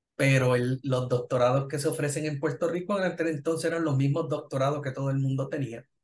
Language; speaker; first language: Spanish; native; Spanish